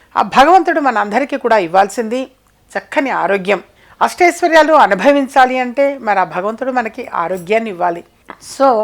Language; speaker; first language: Telugu; native; Telugu